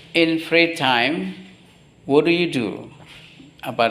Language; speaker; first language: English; non-native, learner; Indonesian